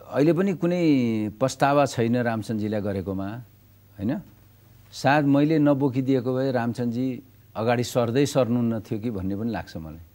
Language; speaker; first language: Nepali; native; Nepali